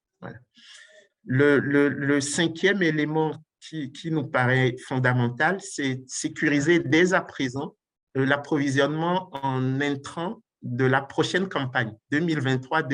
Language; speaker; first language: French; non-native, local second language; Ewe